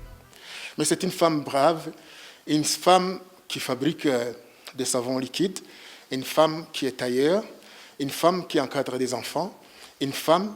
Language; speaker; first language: French; non-native, local second language; Rundi